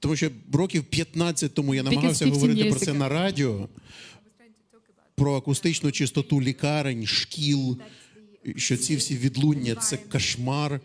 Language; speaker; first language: Ukrainian; native; Ukrainian